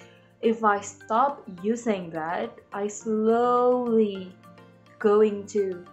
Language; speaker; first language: English; non-native, learner; Indonesian